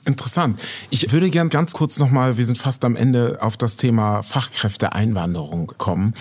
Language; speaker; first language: German; native; German